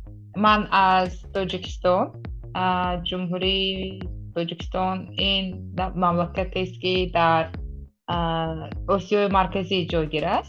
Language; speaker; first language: English; non-native, fluent; Tajik